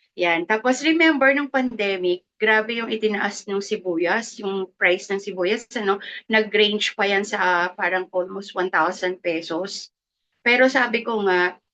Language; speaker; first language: Filipino; native; Filipino